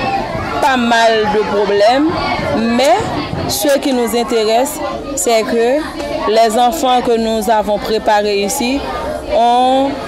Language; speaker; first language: French; non-native, local second language; Haitian Creole